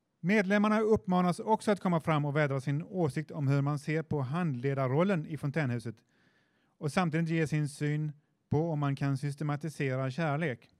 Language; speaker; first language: Swedish; native; Swedish